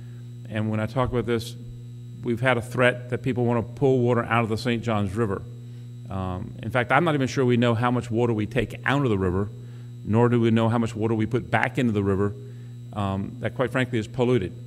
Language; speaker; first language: English; native; English